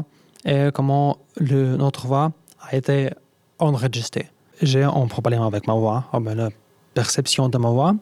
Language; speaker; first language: French; non-native, learner; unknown